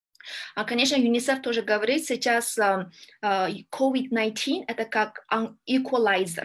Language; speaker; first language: Russian; non-native, learner; Kyrgyz